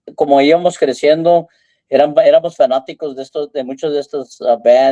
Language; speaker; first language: Spanish; early bilingual, heritage; Spanish